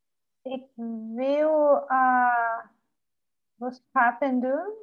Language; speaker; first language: Dutch; non-native, learner; Spanish